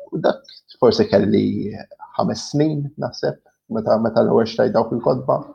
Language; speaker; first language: Maltese; early bilingual, heritage; Maltese